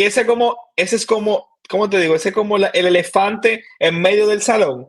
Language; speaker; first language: Spanish; native; Spanish